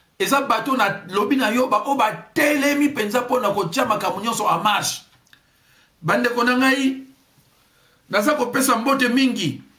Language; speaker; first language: Lingala; non-native, local second language; Kongo